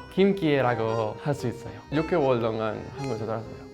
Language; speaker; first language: Korean; non-native, learner; Spanish